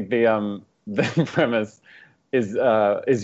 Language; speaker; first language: English; native; English